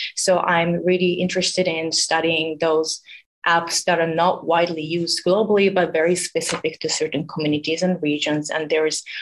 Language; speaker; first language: English; non-native, fluent; Japanese